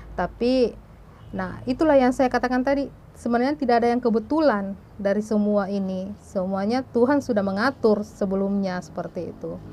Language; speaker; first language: Indonesian; non-native, local second language; Buginese